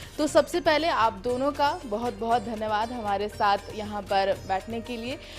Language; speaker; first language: Hindi; native; Hindi